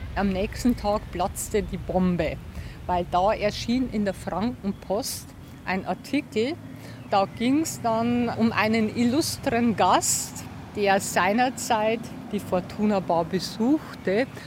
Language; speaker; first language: German; native; German